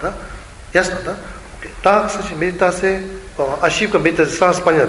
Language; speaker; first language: Russian; non-native, learner; Tibetan